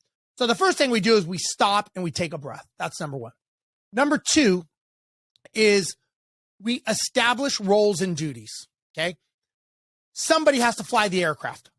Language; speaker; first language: English; native; English